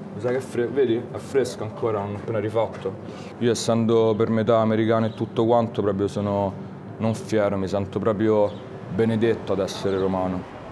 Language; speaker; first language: Italian; native; Italian